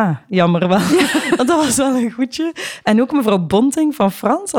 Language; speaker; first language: Dutch; native; Dutch